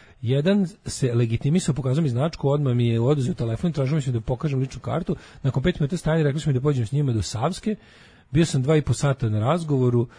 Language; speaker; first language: Serbian; native; Serbian